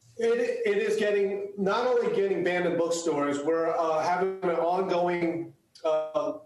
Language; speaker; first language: English; early bilingual, other home language; Chinese